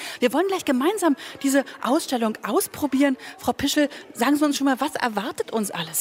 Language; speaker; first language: German; native; German